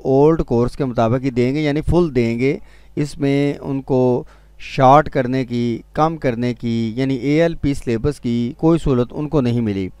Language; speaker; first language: Urdu; non-native, local second language; Punjabi